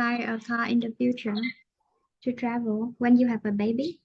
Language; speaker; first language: English; non-native, fluent; Vietnamese